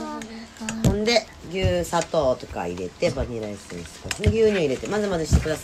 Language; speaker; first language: Japanese; native; Japanese